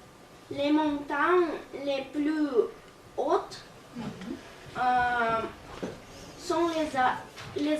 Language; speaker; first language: French; non-native, learner; Russian